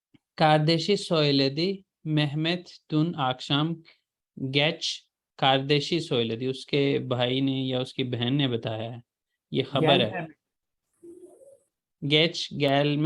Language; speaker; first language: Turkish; non-native, fluent; Urdu